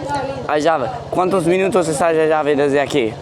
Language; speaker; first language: Spanish; non-native, learner; English